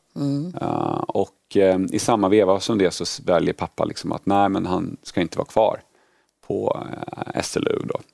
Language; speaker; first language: Swedish; early bilingual, other home language; Polish